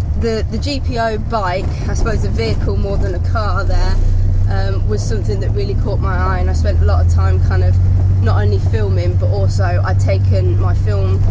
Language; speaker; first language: English; native; English